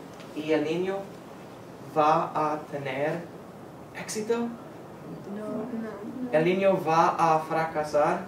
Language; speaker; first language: Spanish; non-native, fluent; English